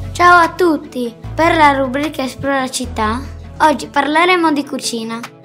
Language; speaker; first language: Italian; native; Italian